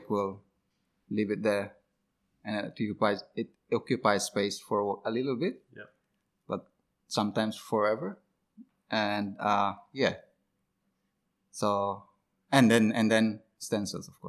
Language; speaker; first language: English; non-native, local second language; Cebuano